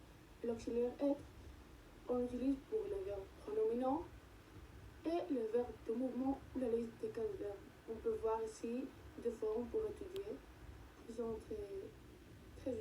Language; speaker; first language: French; non-native, learner; Spanish